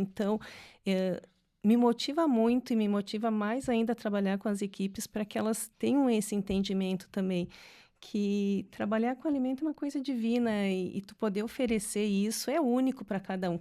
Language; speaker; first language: Portuguese; native; Portuguese